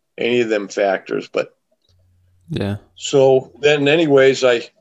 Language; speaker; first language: English; native; English